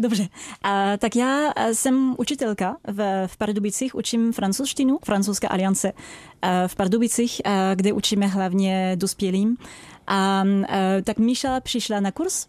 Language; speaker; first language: Czech; non-native, fluent; French